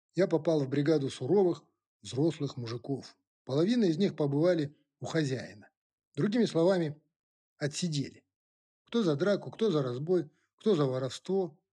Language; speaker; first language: Russian; non-native, local second language; Kazakh